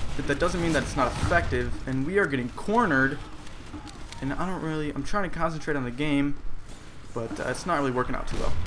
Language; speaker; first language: English; native; English